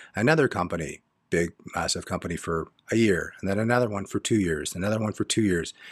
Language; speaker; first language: English; native; English